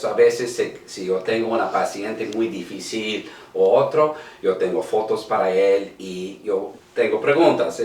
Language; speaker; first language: Spanish; non-native, learner; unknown